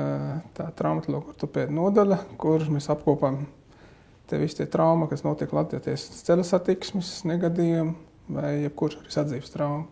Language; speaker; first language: Latvian; non-native, fluent; Arabic